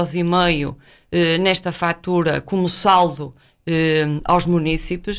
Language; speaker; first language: Portuguese; native; Portuguese